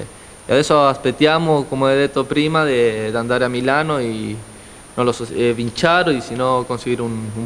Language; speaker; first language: Italian; non-native, learner; Spanish